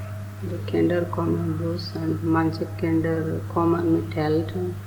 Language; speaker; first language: German; non-native, learner; Telugu